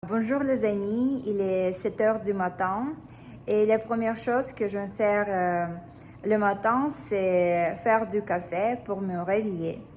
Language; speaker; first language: French; non-native, fluent; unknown